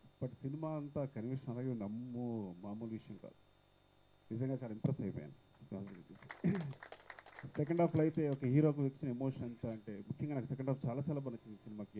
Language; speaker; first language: Telugu; native; Telugu